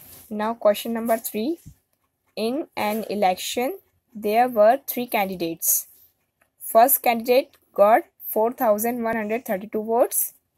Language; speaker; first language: English; non-native, local second language; Hindi